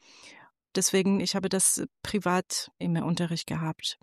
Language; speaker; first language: German; non-native, fluent; Persian